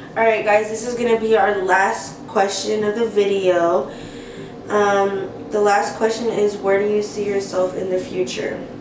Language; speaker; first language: English; native; English